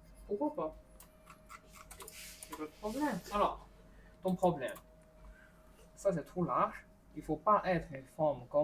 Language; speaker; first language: French; non-native, learner; Chinese